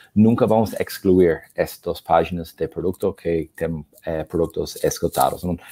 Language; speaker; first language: Portuguese; non-native, learner; English